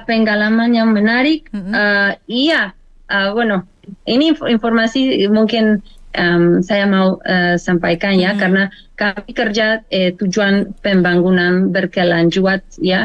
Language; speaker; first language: Indonesian; non-native, learner; Spanish